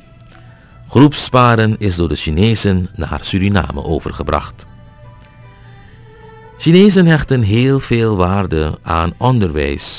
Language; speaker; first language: Dutch; native; Dutch